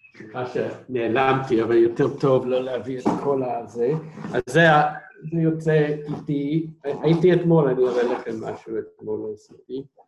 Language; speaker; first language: Hebrew; non-native, fluent; English